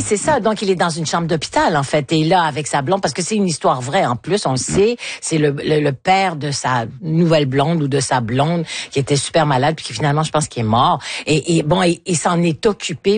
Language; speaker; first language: French; native; French